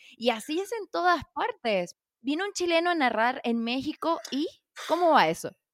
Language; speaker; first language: Spanish; native; Spanish